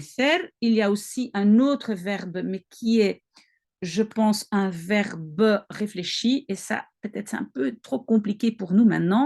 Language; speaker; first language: French; non-native, local second language; Dutch